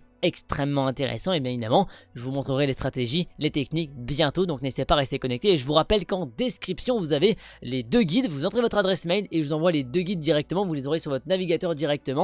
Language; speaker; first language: French; native; French